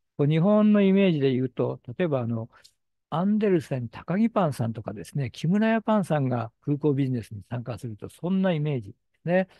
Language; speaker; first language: Japanese; native; Japanese